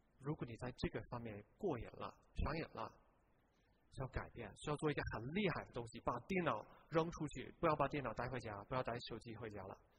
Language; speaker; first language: Chinese; non-native, fluent; English